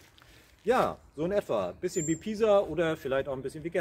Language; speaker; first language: German; native; German